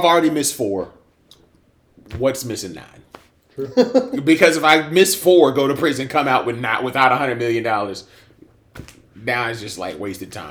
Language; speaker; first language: English; native; English